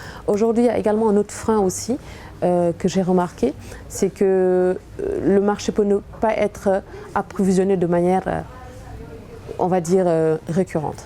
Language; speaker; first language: French; non-native, local second language; Wolof